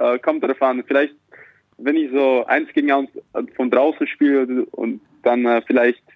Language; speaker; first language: German; native; German